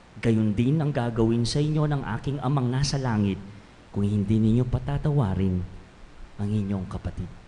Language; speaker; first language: Filipino; non-native, local second language; Pampanga